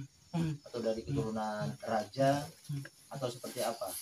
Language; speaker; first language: Indonesian; native; Indonesian